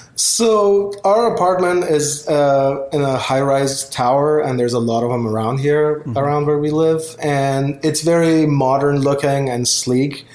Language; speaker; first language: English; non-native, fluent; Persian